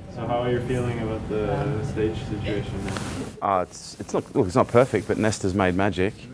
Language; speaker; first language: English; native; English